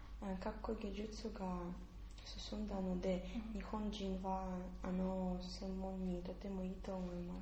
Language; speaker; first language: Japanese; non-native, learner; Russian